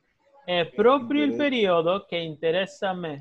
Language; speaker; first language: Italian; non-native, fluent; Spanish